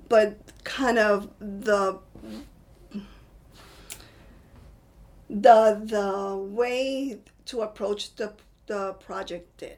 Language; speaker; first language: English; non-native, fluent; Spanish